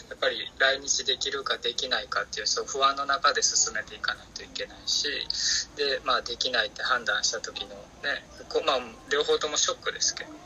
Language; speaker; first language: Japanese; native; Japanese